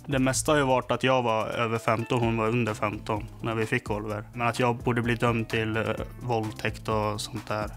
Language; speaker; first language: Swedish; native; Swedish